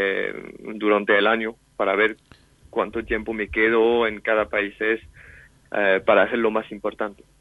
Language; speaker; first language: Spanish; non-native, fluent; French